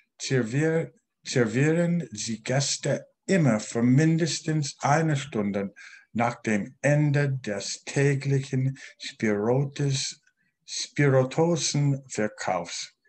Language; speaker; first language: German; non-native, learner; English